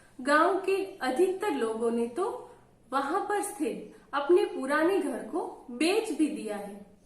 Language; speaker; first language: Hindi; non-native, local second language; Gujarati